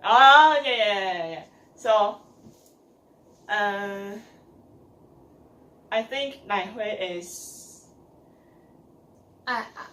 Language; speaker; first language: English; non-native, learner; Chinese